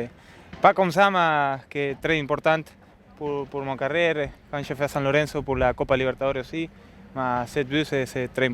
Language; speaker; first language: French; non-native, learner; Spanish